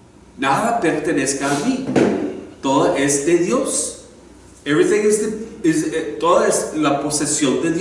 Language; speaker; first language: Spanish; non-native, learner; English